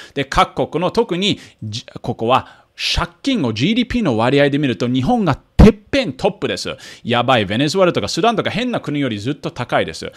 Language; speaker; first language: Japanese; early bilingual, heritage; Japanese